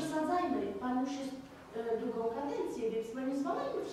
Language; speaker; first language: Polish; native; Polish